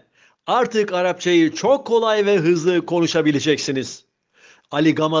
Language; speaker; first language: Turkish; native; Turkish